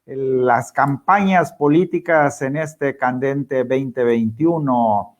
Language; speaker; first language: Spanish; native; Spanish